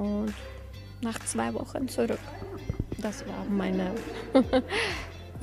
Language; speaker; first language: German; non-native, learner; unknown